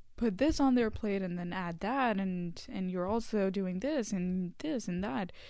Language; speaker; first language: English; non-native, local second language; Hindi